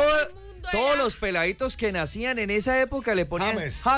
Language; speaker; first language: Spanish; native; Spanish